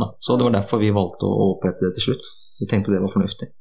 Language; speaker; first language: Norwegian; early bilingual, other home language; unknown